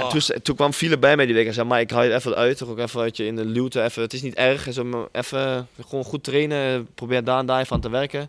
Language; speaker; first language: Dutch; native; Dutch